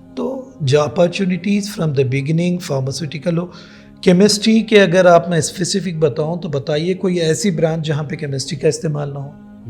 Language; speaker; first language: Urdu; native; Urdu